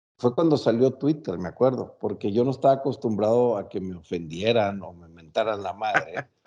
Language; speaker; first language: Spanish; native; Spanish